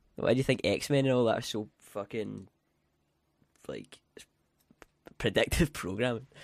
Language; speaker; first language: English; native; English